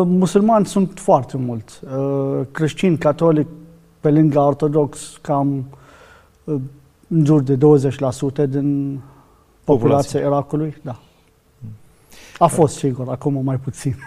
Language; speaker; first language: Romanian; non-native, fluent; Arabic